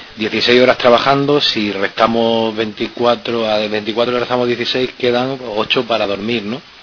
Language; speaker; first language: Spanish; native; Spanish